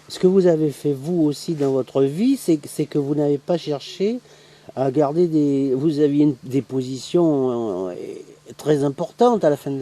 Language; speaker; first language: French; native; French